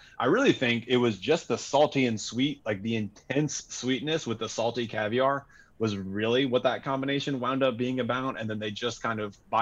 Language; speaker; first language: English; native; English